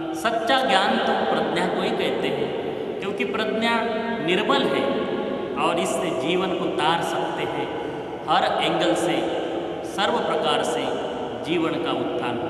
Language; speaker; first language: Hindi; non-native, local second language; Marathi